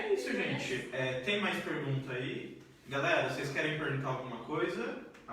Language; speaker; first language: Portuguese; native; Portuguese